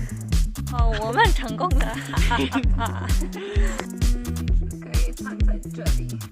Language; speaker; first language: Chinese; non-native, learner; Hungarian